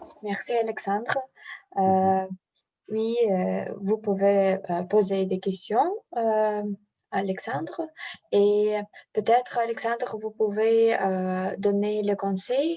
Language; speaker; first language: French; non-native, learner; Russian